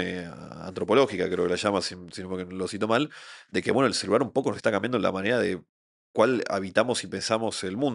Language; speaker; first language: Spanish; native; Spanish